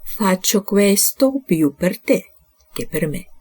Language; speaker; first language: Italian; non-native, fluent; Ukrainian